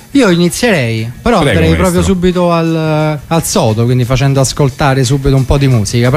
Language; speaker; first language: Italian; native; Italian